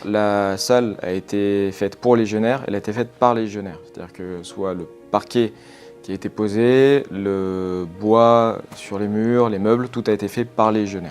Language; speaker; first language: French; native; French